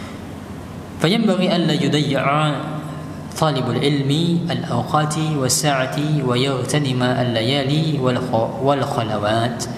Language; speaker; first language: Arabic; non-native, fluent; Indonesian